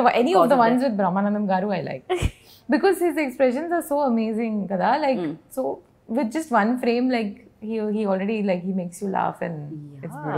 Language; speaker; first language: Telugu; non-native, learner; Kannada